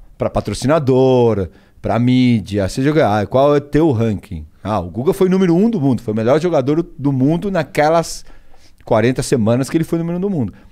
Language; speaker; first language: Portuguese; early bilingual, other home language; Spanish